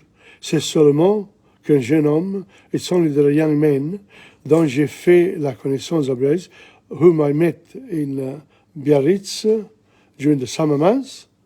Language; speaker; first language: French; non-native, fluent; English